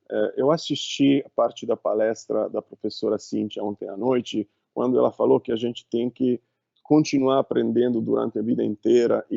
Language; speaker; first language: Portuguese; non-native, fluent; Italian